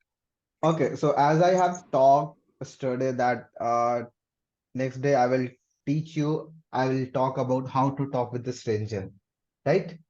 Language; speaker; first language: English; non-native, learner; Kannada